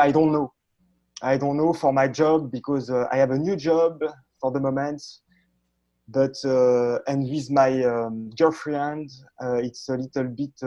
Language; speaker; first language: English; non-native, learner; French